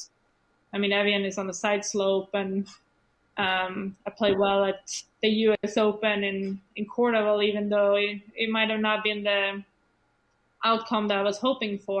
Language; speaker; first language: English; non-native, fluent; Swedish